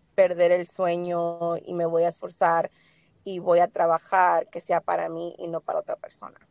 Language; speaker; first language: Spanish; early bilingual, heritage; Spanish